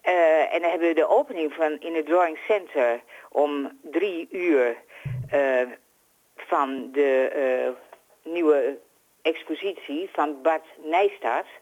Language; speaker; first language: Dutch; native; Dutch